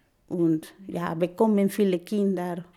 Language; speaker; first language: German; non-native, fluent; Spanish